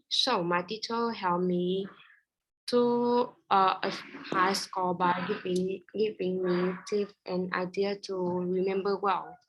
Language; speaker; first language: English; non-native, learner; Vietnamese